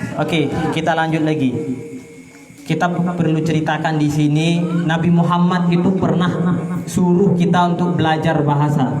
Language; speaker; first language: Indonesian; non-native, local second language; Achinese